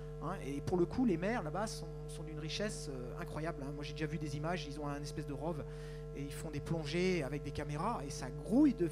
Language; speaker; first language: French; native; French